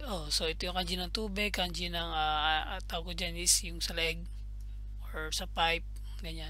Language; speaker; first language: Filipino; native; Filipino